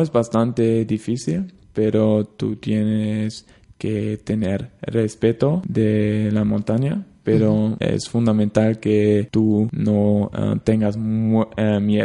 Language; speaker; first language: Spanish; non-native, learner; German